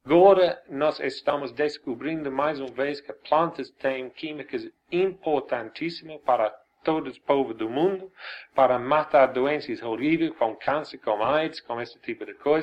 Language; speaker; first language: Portuguese; non-native, fluent; English